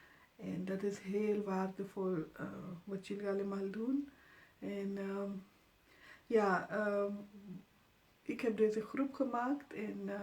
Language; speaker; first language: Dutch; non-native, fluent; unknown